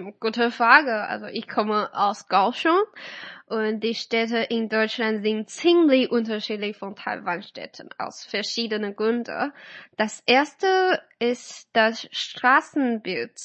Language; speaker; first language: German; non-native, fluent; Chinese